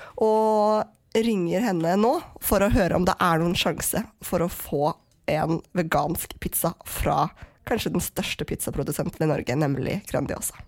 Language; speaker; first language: Norwegian; native; Norwegian